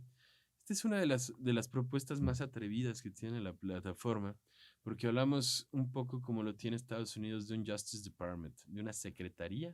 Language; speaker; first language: Spanish; native; Spanish